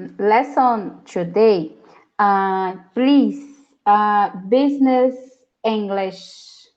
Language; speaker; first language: English; non-native, learner; Portuguese